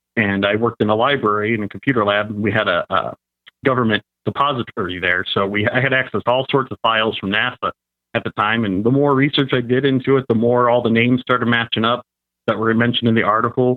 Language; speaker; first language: English; native; English